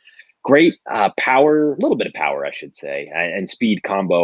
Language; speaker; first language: English; native; English